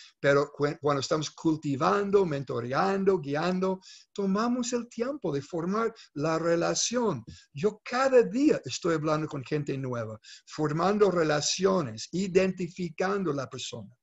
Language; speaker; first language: Spanish; non-native, fluent; English